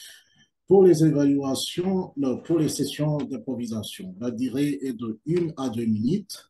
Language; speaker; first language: French; non-native, local second language; Kinyarwanda